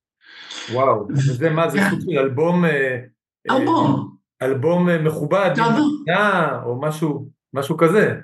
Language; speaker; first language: Hebrew; native; Hebrew